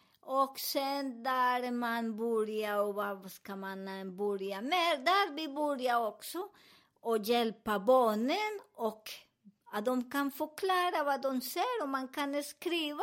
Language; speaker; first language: Swedish; non-native, fluent; Spanish